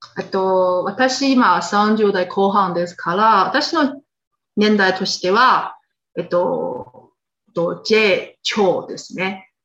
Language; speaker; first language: Japanese; non-native, fluent; Chinese